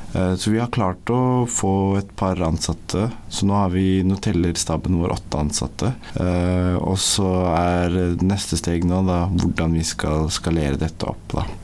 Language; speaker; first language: Norwegian; early bilingual, other home language; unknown